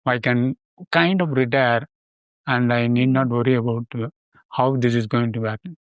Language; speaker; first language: English; non-native, local second language; Tamil